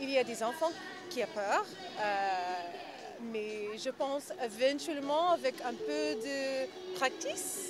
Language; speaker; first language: French; non-native, learner; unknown